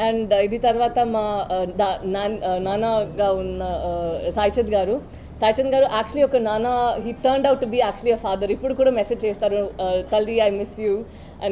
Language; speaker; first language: Telugu; non-native, learner; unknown